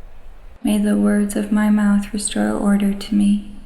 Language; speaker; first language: English; native; English